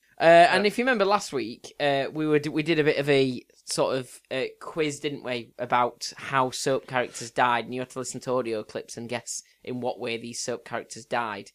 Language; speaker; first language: English; native; English